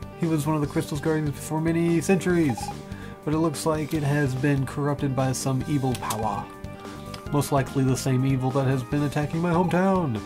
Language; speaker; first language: English; native; English